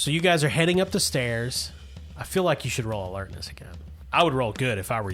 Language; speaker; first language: English; native; English